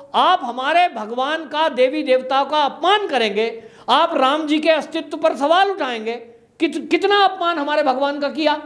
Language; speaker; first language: Hindi; native; Hindi